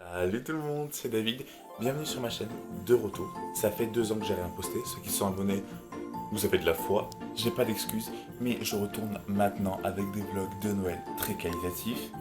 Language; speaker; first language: French; native; French